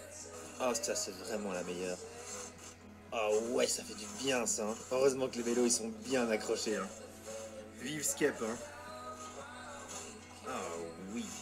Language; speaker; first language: French; native; French